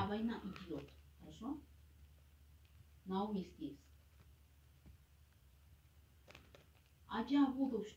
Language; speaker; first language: Russian; non-native, fluent; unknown